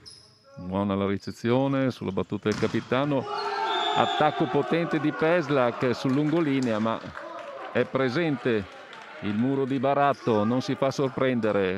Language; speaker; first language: Italian; native; Italian